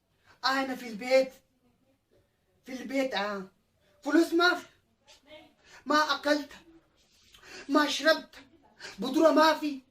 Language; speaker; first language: Arabic; non-native, learner; Oromo